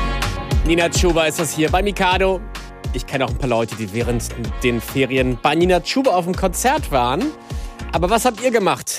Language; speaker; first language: German; native; German